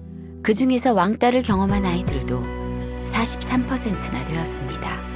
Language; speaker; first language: Korean; native; Korean